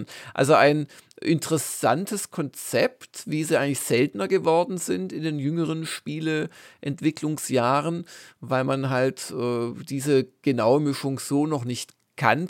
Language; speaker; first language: German; native; German